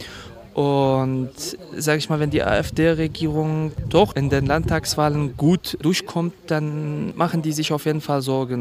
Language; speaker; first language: German; non-native, fluent; Kurdish